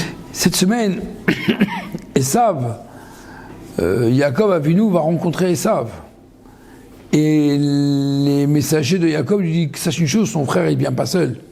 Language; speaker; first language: French; native; French